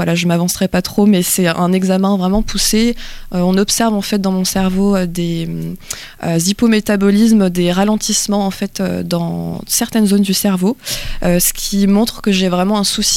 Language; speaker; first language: French; native; French